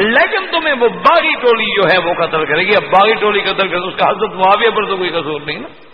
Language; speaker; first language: Urdu; non-native, local second language; Punjabi